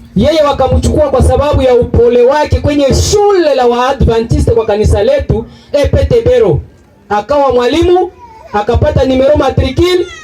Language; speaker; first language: Swahili; native; Swahili